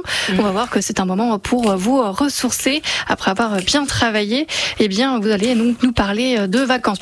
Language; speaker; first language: French; native; French